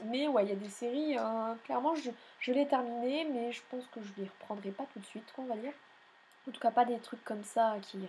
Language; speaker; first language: French; native; French